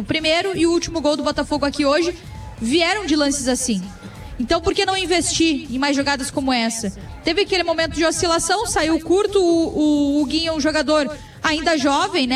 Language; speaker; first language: Portuguese; native; Portuguese